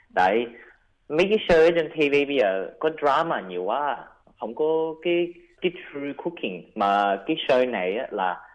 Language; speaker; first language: Vietnamese; early bilingual, heritage; Vietnamese